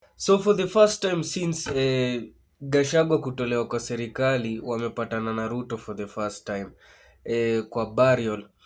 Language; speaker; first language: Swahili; native; Swahili